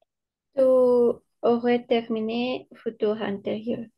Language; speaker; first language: French; non-native, learner; Spanish